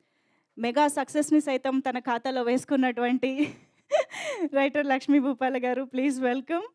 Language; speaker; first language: Telugu; native; Telugu